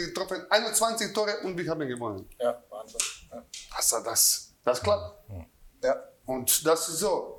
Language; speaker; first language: German; non-native, learner; Croatian